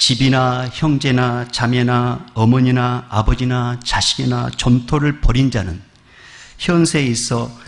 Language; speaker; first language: Korean; native; Korean